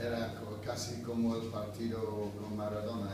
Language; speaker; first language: Spanish; non-native, fluent; English